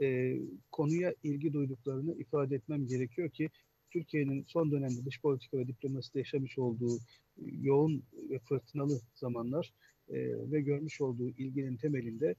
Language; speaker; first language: Turkish; native; Turkish